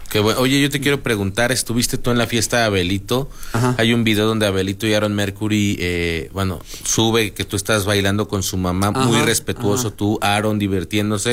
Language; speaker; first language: Spanish; native; Spanish